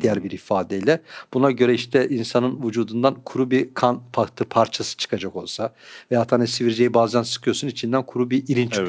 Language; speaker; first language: Turkish; native; Turkish